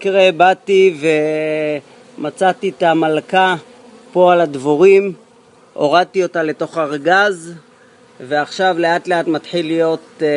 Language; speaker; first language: Hebrew; native; Hebrew